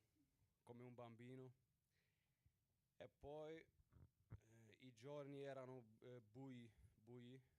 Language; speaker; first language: Italian; non-native, learner; Swedish